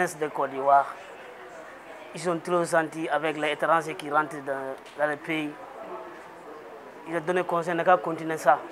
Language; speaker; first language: French; non-native, local second language; Wolof